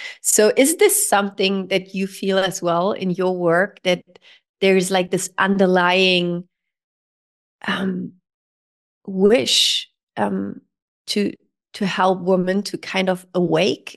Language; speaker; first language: English; non-native, fluent; German